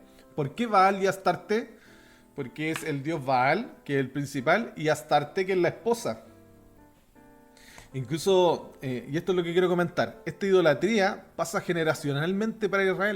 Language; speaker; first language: Spanish; native; Spanish